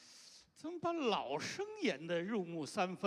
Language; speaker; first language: Chinese; native; Chinese